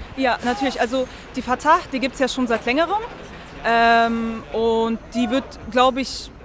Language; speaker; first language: German; early bilingual, other home language; Arabic